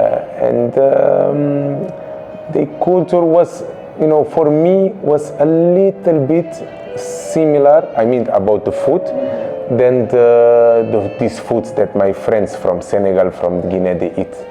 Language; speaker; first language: English; non-native, local second language; Kabuverdianu